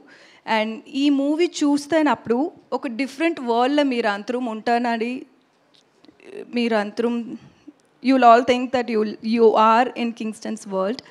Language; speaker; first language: Telugu; non-native, local second language; Tamil